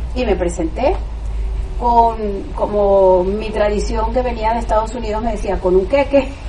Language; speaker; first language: Spanish; native; Spanish